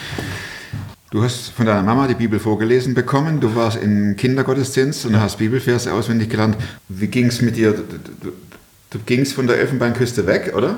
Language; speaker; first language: German; native; German